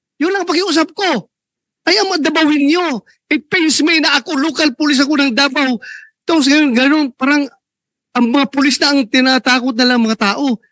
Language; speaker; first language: Filipino; non-native, local second language; Cebuano